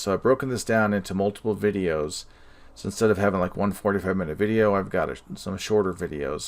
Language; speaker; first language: English; native; English